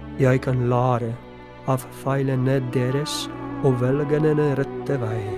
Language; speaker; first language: Norwegian; non-native, fluent; Polish